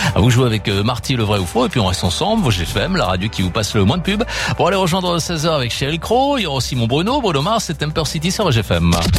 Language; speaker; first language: French; native; French